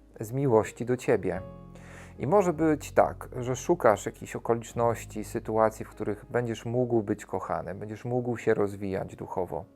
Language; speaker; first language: Polish; native; Polish